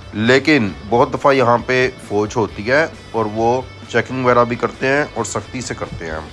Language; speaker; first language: Urdu; non-native, local second language; Punjabi